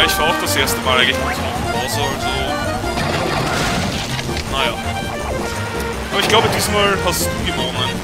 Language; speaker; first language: German; native; German